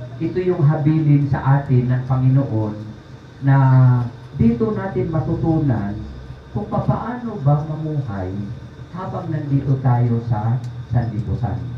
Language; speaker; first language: Filipino; non-native, local second language; Cebuano